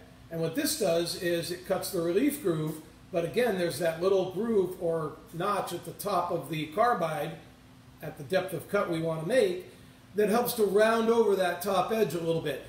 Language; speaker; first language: English; native; English